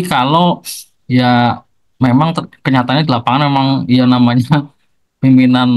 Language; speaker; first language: Indonesian; native; Indonesian